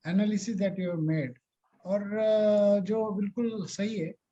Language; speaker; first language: Hindi; non-native, local second language; Marathi